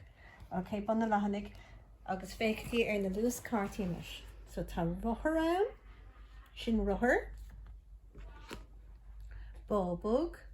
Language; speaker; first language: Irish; non-native, local second language; English